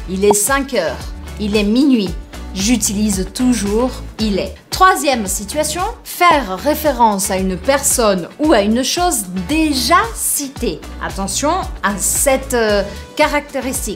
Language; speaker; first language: French; non-native, fluent; Portuguese